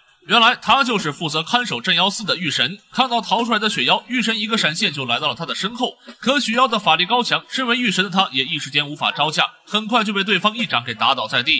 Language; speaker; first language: Chinese; native; Chinese